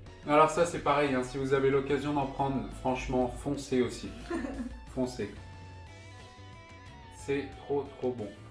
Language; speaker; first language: French; native; French